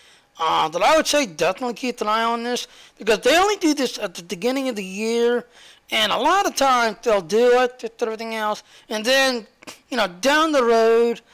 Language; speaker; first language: English; native; English